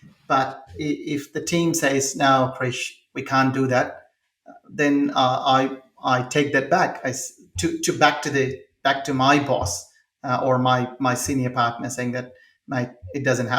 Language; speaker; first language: English; non-native, local second language; Telugu